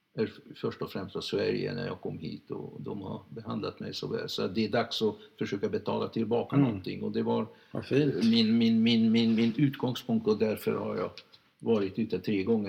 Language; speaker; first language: Swedish; non-native, fluent; Hungarian